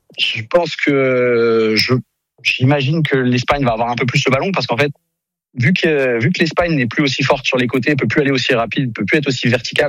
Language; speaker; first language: French; native; French